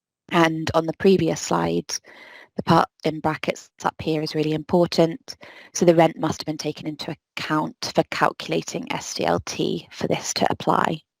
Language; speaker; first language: English; native; English